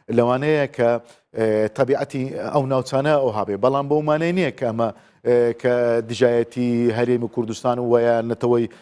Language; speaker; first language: Central Kurdish; non-native, local second language; Turkmen